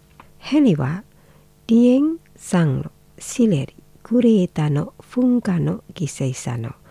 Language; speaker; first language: Japanese; non-native, learner; Indonesian